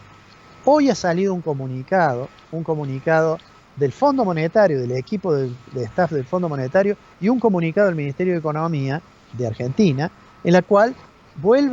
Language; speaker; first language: Spanish; native; Spanish